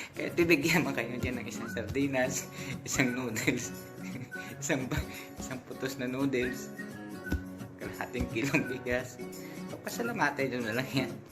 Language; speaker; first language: Filipino; non-native, local second language; Hiligaynon